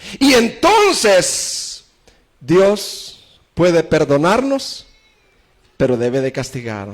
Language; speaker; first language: Spanish; native; Spanish